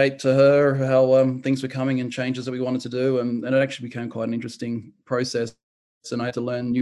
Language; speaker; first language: English; native; English